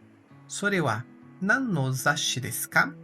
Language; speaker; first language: Japanese; non-native, fluent; Portuguese